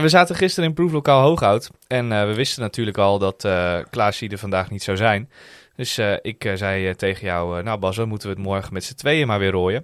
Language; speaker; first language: Dutch; native; Dutch